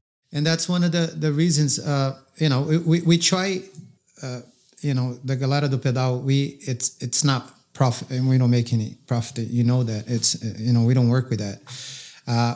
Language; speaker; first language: English; non-native, fluent; Portuguese